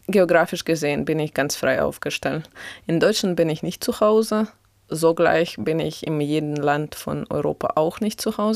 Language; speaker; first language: German; non-native, fluent; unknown